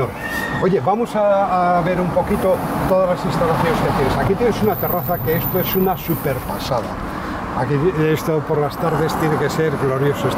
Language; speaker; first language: Spanish; native; Spanish